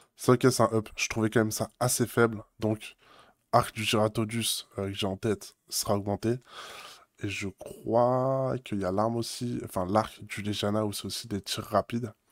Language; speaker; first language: French; native; French